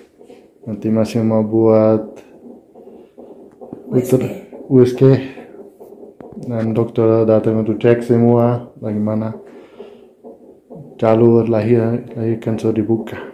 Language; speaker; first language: Indonesian; non-native, fluent; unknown